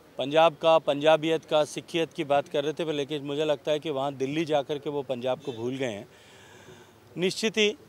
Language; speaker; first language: Hindi; native; Hindi